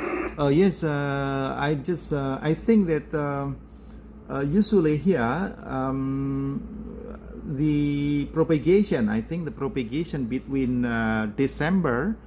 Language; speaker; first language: English; non-native, learner; Indonesian